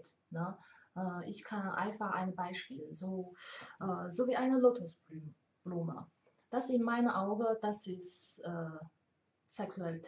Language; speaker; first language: German; non-native, learner; Chinese